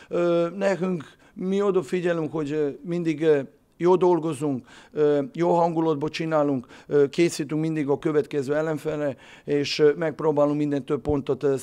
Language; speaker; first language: Hungarian; non-native, fluent; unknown